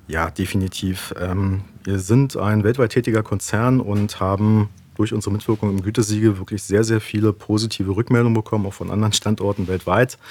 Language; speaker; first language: German; native; German